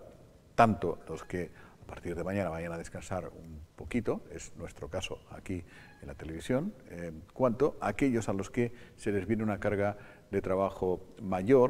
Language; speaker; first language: Spanish; native; Spanish